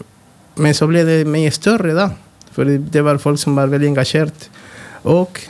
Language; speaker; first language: Norwegian; non-native, fluent; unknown